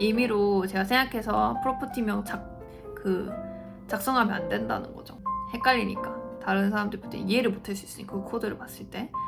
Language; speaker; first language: Korean; native; Korean